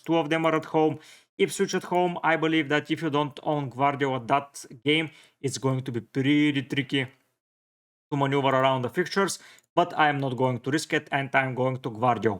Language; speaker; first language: English; non-native, fluent; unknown